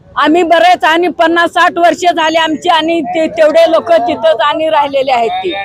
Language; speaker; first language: Marathi; native; Marathi